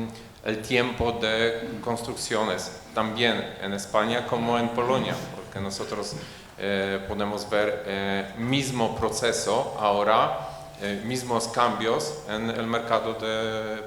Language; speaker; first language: Spanish; non-native, fluent; Polish